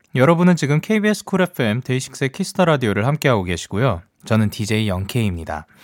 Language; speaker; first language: Korean; early bilingual, heritage; Korean